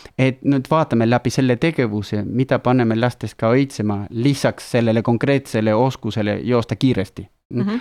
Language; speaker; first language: Estonian; non-native, fluent; Spanish